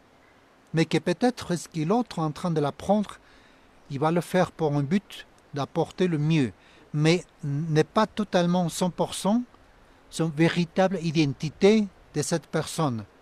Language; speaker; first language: French; non-native, fluent; Spanish